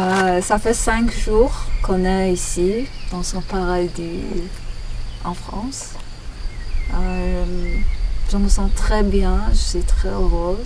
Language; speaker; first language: French; non-native, learner; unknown